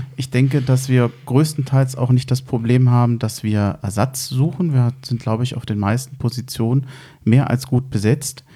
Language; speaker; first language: German; native; German